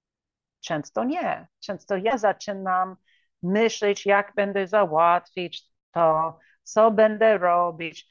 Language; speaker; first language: Polish; early bilingual, heritage; English